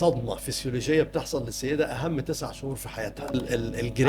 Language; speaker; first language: Arabic; native; Arabic